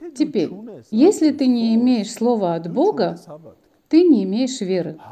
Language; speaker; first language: Russian; non-native, local second language; Armenian